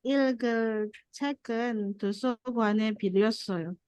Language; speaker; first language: Korean; non-native, learner; Indonesian